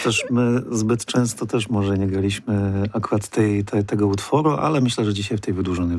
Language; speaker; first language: Polish; native; Polish